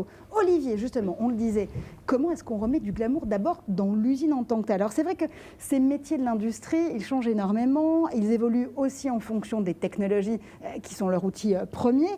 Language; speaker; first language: French; native; French